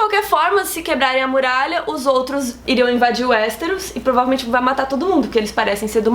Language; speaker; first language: Portuguese; native; Portuguese